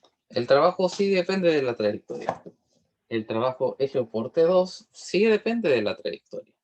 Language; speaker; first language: Spanish; native; Spanish